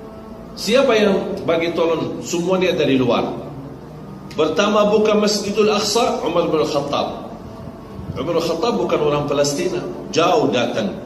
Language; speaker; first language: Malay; non-native, fluent; Arabic